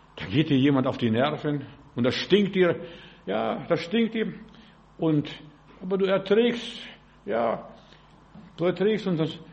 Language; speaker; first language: German; early bilingual, other home language; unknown